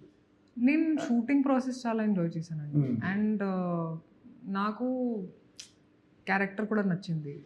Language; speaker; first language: Telugu; non-native, fluent; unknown